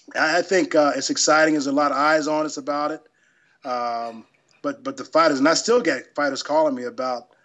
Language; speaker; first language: English; native; English